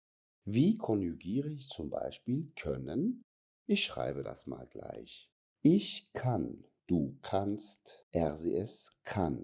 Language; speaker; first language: German; non-native, fluent; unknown